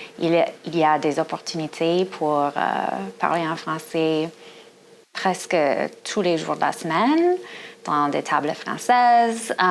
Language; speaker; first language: French; non-native, fluent; English